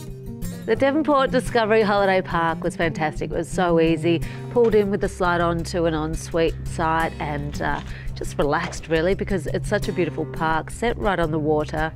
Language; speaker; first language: English; native; English